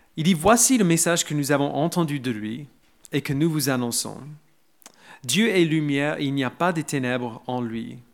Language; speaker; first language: French; non-native, fluent; English